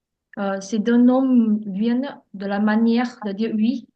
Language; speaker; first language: French; non-native, learner; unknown